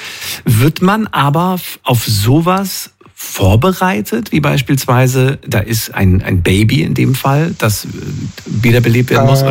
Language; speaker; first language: German; native; German